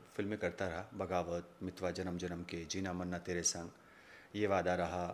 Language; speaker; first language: Hindi; native; Hindi